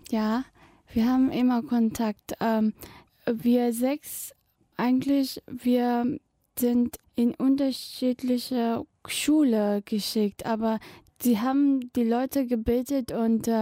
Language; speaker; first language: German; non-native, fluent; Tibetan